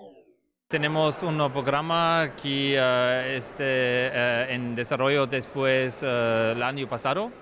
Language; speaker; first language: Spanish; non-native, fluent; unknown